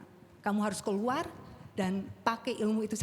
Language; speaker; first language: Indonesian; non-native, fluent; English